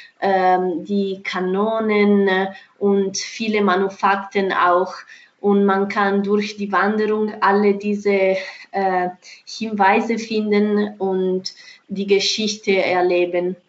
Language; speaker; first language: German; non-native, fluent; Italian